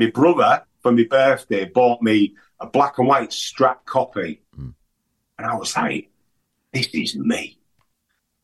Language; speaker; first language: English; native; English